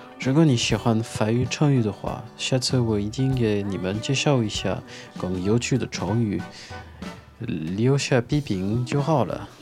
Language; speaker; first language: Chinese; non-native, fluent; French